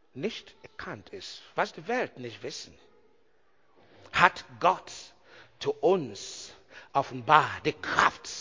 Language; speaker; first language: German; non-native, learner; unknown